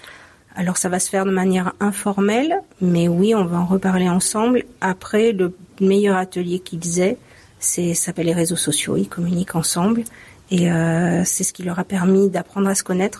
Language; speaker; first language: French; native; French